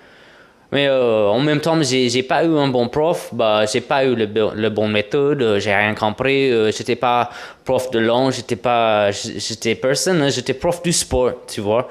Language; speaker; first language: French; non-native, fluent; English